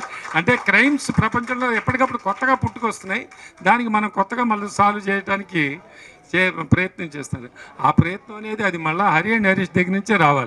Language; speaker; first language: Telugu; native; Telugu